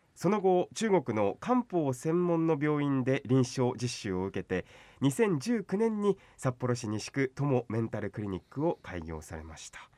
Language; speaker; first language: Japanese; native; Japanese